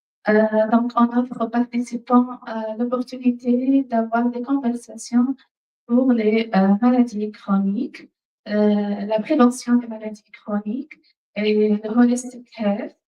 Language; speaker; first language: French; non-native, fluent; Arabic